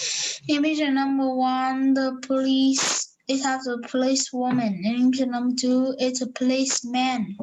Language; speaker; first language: English; non-native, learner; Vietnamese